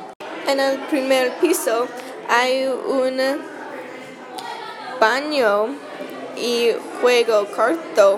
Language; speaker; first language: Spanish; non-native, learner; English